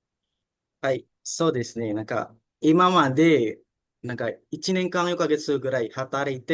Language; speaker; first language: Japanese; non-native, learner; Indonesian